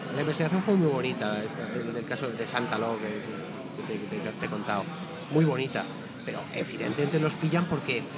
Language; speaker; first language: Spanish; native; Spanish